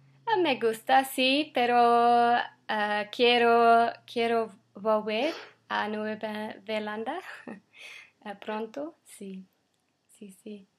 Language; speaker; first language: Spanish; non-native, learner; English